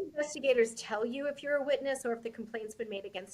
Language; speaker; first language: English; native; English